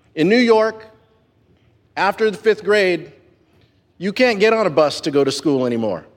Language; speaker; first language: English; non-native, fluent; Spanish